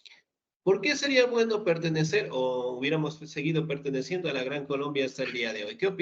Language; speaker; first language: Spanish; native; Spanish